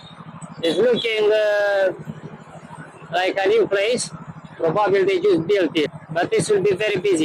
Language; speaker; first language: English; non-native, learner; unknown